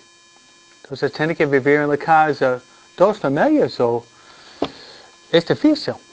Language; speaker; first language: Spanish; non-native, fluent; English